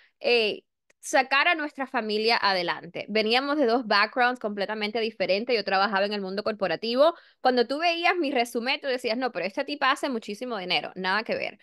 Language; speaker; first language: Spanish; early bilingual, heritage; Spanish